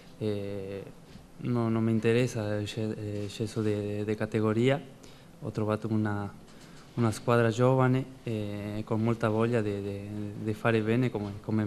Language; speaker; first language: Italian; non-native, fluent; Spanish